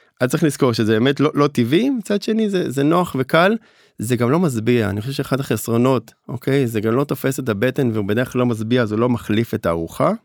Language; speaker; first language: Hebrew; native; Hebrew